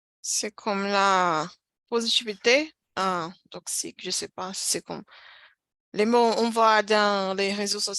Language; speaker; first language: French; non-native, fluent; Portuguese